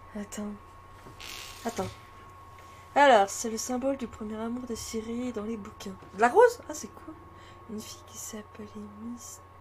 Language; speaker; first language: French; native; French